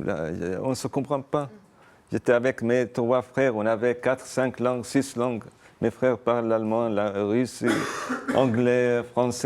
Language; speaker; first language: French; non-native, fluent; Arabic